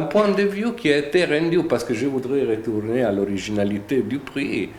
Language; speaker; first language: French; non-native, fluent; Italian